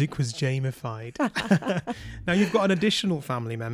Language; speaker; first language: English; native; English